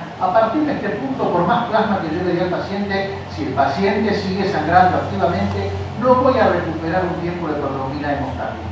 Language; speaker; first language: Spanish; native; Spanish